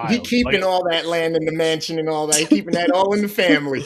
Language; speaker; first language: English; native; English